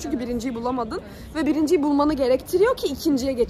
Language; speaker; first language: Turkish; native; Turkish